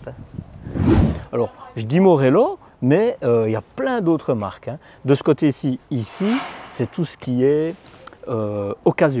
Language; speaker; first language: French; native; French